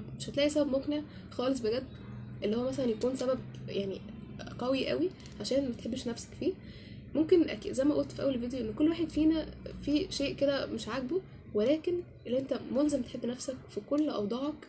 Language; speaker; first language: Arabic; native; Arabic